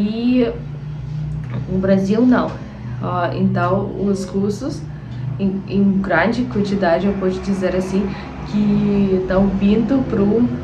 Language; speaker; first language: Portuguese; non-native, fluent; Russian